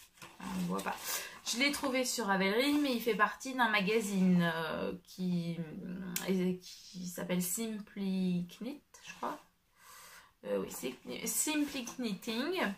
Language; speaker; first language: French; native; French